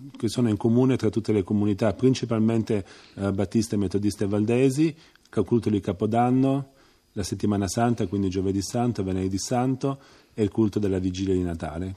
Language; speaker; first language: Italian; native; Italian